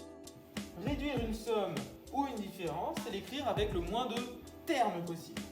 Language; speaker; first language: French; native; French